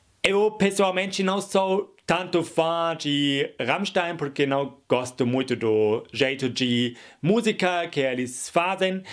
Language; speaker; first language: Portuguese; non-native, fluent; German